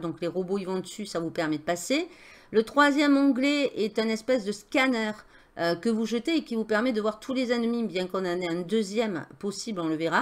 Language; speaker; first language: French; native; French